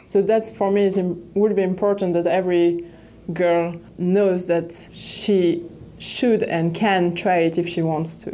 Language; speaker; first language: English; non-native, fluent; French